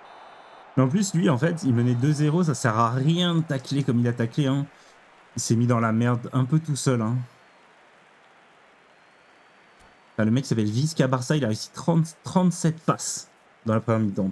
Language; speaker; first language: French; native; French